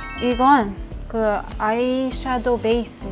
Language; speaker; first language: Korean; non-native, learner; Arabic